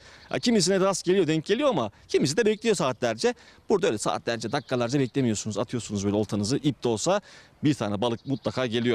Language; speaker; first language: Turkish; native; Turkish